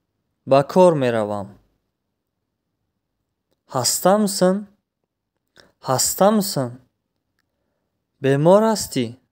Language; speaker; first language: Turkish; non-native, fluent; Tajik